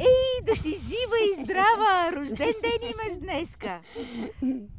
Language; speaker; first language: Bulgarian; native; Bulgarian